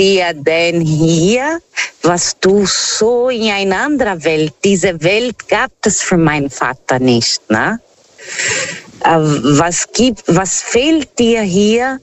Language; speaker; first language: German; non-native, learner; Portuguese